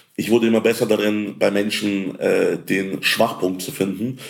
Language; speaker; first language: German; early bilingual, other home language; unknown